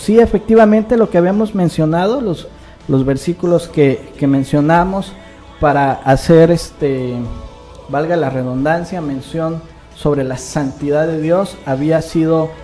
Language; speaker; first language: Spanish; native; Spanish